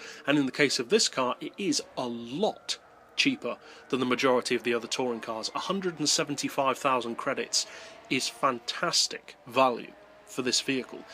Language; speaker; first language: English; native; English